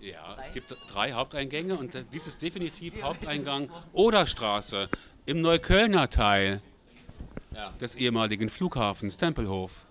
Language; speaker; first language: German; native; German